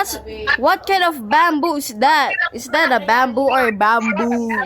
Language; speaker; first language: English; non-native, local second language; Filipino